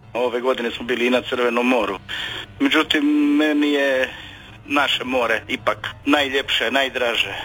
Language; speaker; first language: Croatian; native; Croatian